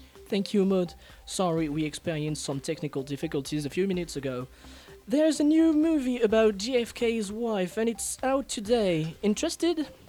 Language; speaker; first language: English; non-native, fluent; French